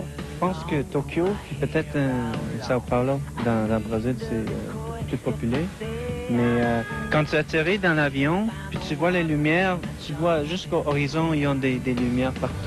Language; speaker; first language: French; non-native, fluent; English